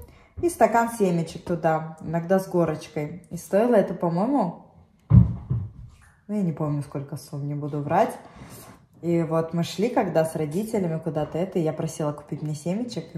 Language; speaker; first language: Russian; native; Russian